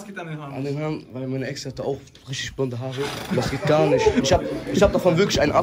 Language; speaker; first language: German; native; German